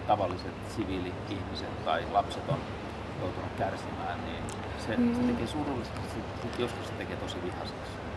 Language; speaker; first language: Finnish; native; Finnish